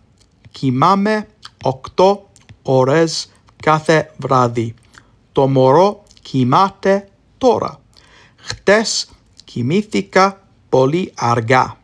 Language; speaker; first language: Greek; non-native, learner; English